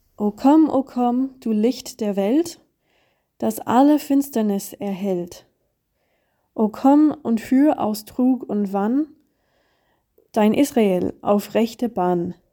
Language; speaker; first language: German; non-native, learner; English